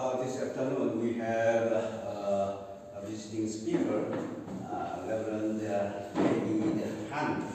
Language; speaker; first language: English; non-native, local second language; Cebuano